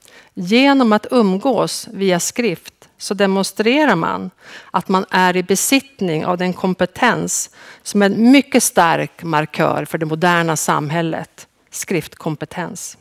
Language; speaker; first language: Swedish; native; Swedish